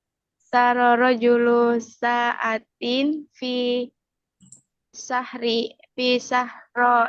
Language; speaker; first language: Arabic; non-native, learner; Indonesian